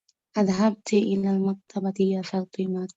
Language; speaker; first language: Arabic; non-native, learner; Indonesian